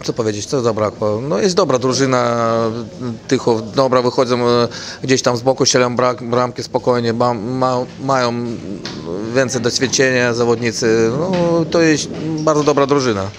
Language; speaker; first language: Polish; non-native, fluent; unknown